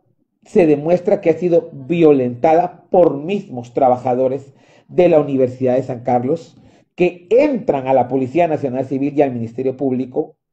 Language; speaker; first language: Spanish; native; Spanish